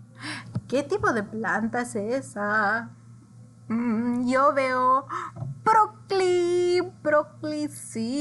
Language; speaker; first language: Spanish; early bilingual, heritage; English